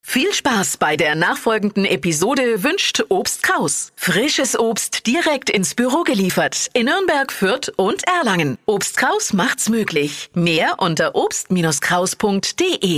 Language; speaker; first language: German; native; German